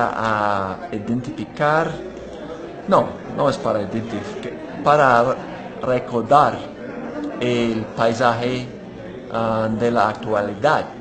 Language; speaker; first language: Spanish; non-native, fluent; English